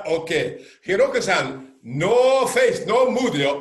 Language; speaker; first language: Japanese; non-native, learner; English